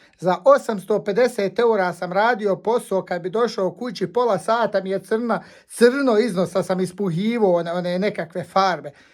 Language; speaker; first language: Bosnian; native; Bosnian